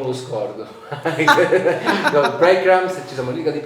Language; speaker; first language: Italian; native; Italian